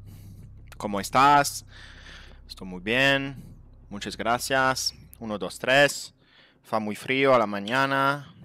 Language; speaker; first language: Spanish; non-native, learner; French